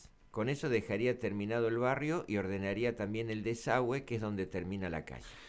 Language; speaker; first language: Spanish; native; Spanish